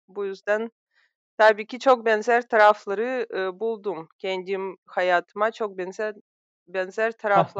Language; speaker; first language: Turkish; non-native, fluent; Russian